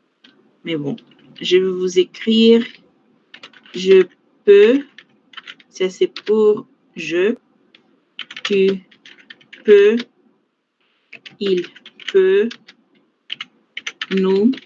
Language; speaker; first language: French; non-native, fluent; Spanish